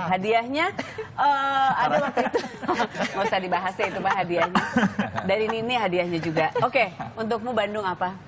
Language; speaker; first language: Indonesian; native; Indonesian